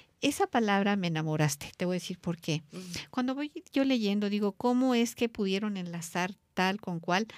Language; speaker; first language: Spanish; native; Spanish